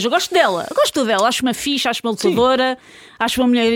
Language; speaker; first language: Portuguese; native; Portuguese